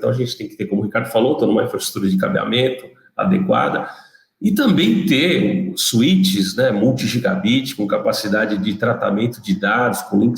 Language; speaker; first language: Portuguese; native; Portuguese